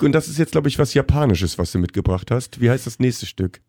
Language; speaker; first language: German; native; German